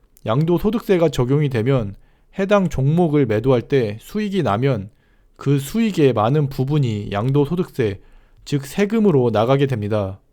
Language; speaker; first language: Korean; native; Korean